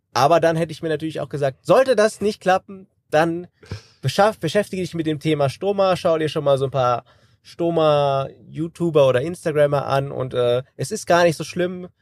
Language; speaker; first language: German; native; German